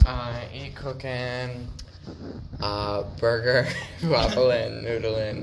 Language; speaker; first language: German; non-native, learner; English